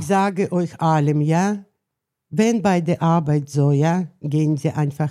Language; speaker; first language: German; non-native, learner; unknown